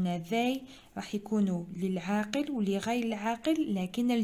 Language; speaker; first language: Arabic; native; Arabic